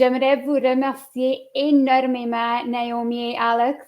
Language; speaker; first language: French; native; French